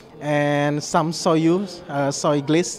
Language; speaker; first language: English; non-native, fluent; Indonesian